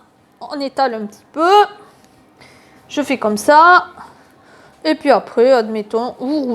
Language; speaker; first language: French; native; French